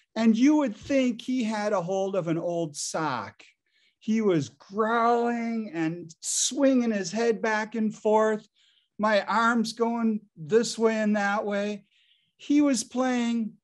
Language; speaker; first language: English; native; English